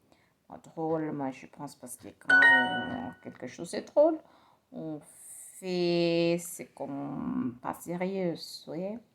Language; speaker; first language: French; non-native, learner; Spanish